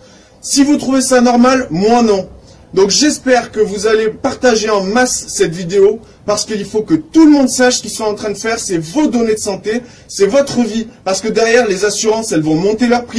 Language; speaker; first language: French; native; French